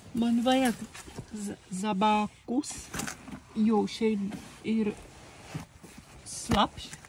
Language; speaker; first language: Latvian; non-native, learner; Czech